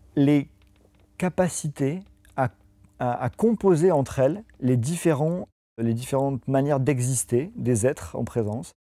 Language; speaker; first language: French; native; French